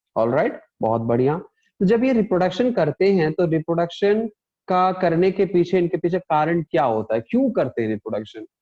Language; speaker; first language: Hindi; non-native, local second language; Punjabi